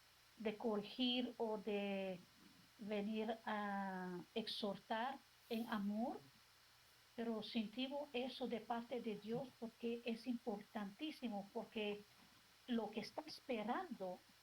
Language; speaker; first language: Spanish; non-native, local second language; Papiamento